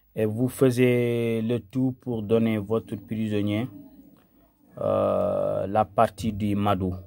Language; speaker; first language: French; non-native, local second language; Wolof